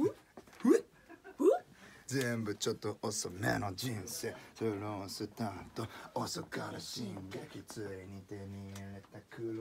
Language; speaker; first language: Japanese; native; Japanese